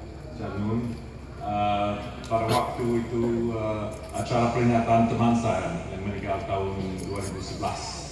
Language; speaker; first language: Indonesian; non-native, fluent; English